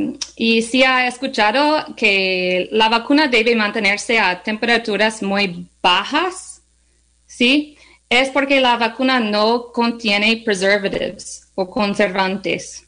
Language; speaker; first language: Spanish; non-native, learner; English